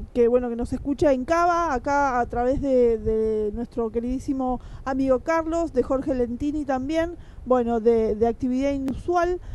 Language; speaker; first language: Spanish; native; Spanish